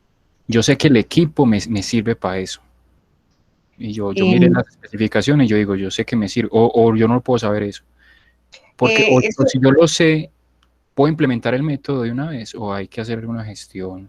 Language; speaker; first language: Spanish; native; Spanish